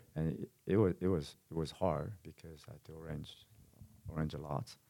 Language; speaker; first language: English; non-native, fluent; Korean